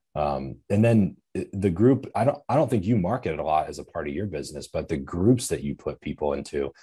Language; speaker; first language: English; native; English